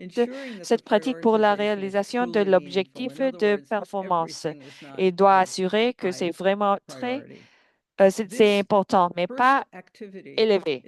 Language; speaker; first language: French; non-native, fluent; English